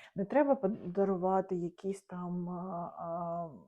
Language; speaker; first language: Ukrainian; non-native, local second language; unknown